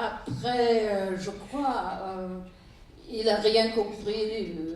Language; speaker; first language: French; non-native, fluent; German